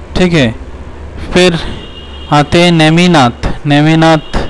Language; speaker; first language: Hindi; non-native, local second language; Bangla